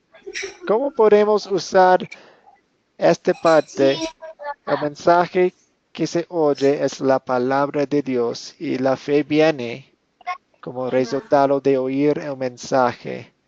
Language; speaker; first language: Spanish; non-native, fluent; English